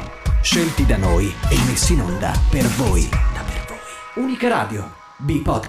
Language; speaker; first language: Italian; native; Italian